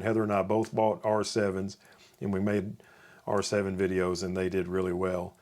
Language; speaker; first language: English; native; English